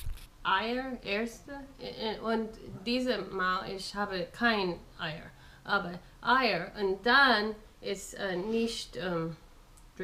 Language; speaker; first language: German; non-native, learner; English